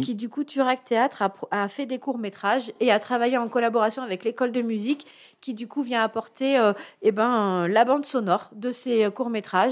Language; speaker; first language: French; native; French